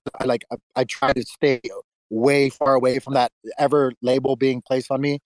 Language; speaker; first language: English; native; English